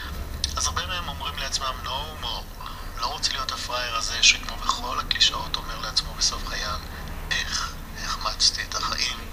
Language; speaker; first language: Hebrew; native; Hebrew